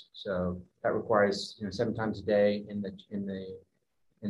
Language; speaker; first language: English; native; English